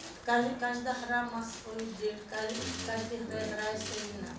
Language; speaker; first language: Czech; non-native, fluent; Armenian